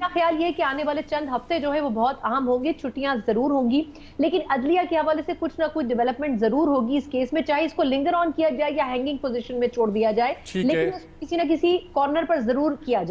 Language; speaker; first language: Urdu; native; Urdu